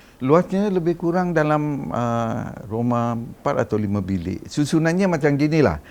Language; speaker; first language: Malay; early bilingual, other home language; Madurese